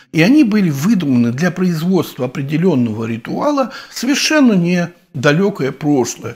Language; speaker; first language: Russian; native; Russian